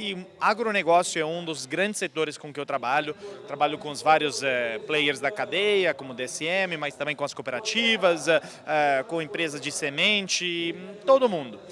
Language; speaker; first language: Portuguese; non-native, fluent; Italian